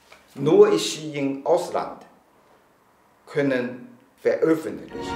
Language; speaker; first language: German; non-native, learner; Chinese